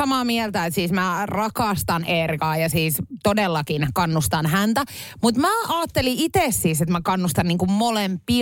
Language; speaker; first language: Finnish; native; Finnish